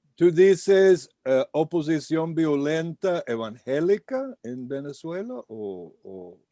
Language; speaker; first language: Spanish; non-native, fluent; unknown